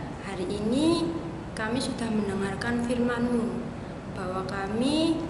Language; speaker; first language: Indonesian; native; Indonesian